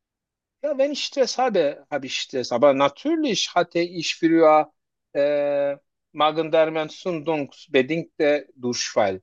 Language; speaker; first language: German; non-native, learner; Turkish